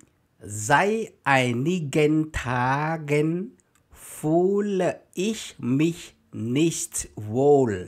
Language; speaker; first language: German; non-native, learner; Khmer